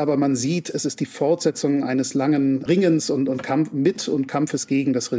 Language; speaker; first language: German; native; German